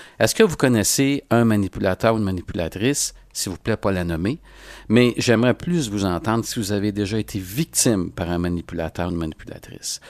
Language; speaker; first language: French; native; French